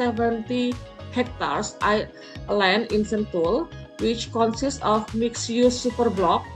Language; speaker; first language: English; non-native, fluent; Indonesian